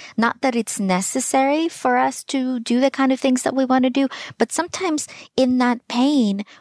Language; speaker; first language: English; early bilingual, other home language; Russian